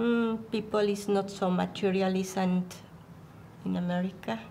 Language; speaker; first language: English; non-native, learner; Spanish